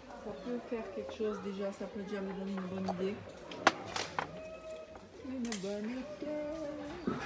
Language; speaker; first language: French; native; French